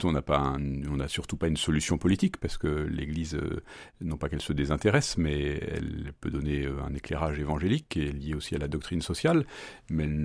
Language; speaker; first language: French; native; French